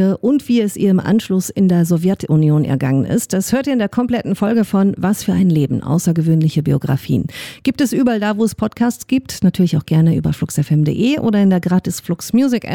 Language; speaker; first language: German; native; German